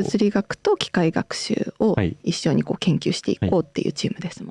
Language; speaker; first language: Japanese; native; Japanese